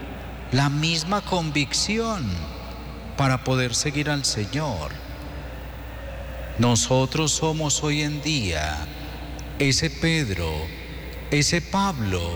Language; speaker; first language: Spanish; native; Spanish